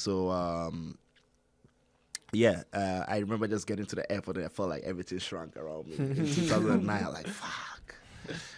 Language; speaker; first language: English; non-native, local second language; Hausa